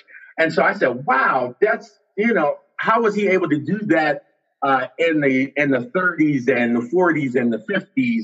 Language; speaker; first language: English; native; English